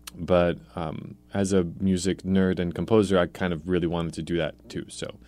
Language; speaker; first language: English; native; English